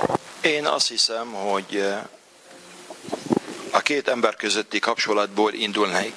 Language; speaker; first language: Hungarian; non-native, fluent; Arabic